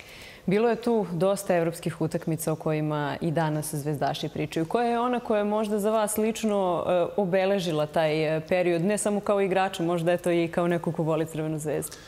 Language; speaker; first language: Serbian; native; Serbian